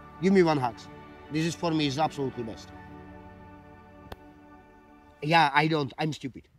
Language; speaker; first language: English; non-native, learner; Slovak